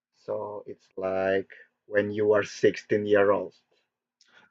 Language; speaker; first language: English; non-native, learner; Korean